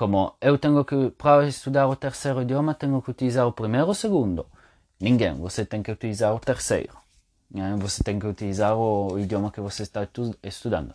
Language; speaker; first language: Portuguese; non-native, fluent; Italian